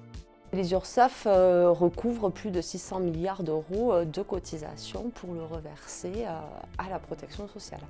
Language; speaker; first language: French; native; French